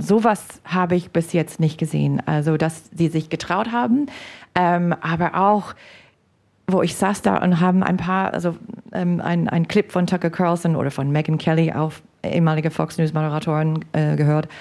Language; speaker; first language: German; non-native, fluent; English